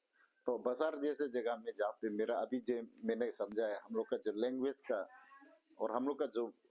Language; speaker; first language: Hindi; non-native, local second language; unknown